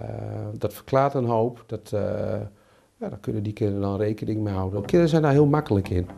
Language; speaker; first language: Dutch; native; Dutch